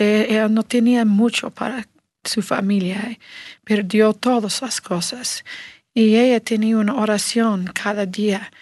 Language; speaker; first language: Spanish; non-native, learner; English